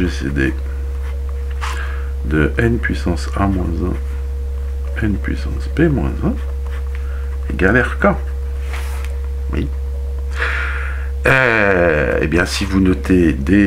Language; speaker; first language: French; native; French